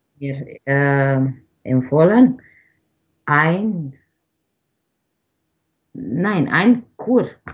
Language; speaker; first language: German; non-native, learner; Romanian